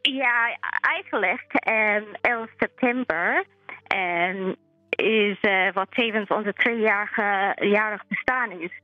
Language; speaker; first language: Dutch; non-native, learner; English